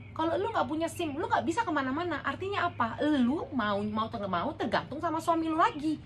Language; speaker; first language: Indonesian; native; Indonesian